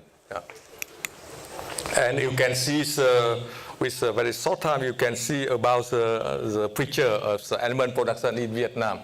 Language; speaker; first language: English; non-native, fluent; Vietnamese